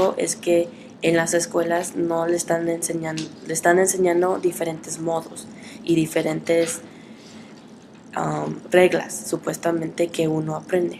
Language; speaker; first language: Spanish; early bilingual, heritage; Spanish